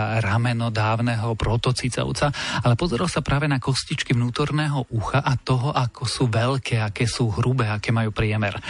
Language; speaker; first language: Slovak; native; Slovak